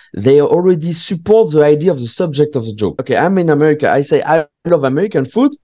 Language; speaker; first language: English; non-native, fluent; French